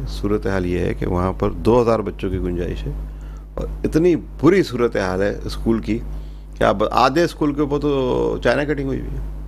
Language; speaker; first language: Urdu; native; Urdu